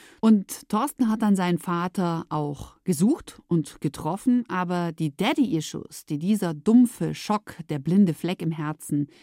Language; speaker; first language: German; native; German